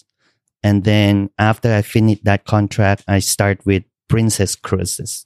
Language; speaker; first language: English; non-native, learner; Thai